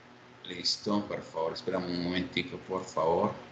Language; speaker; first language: Spanish; native; Spanish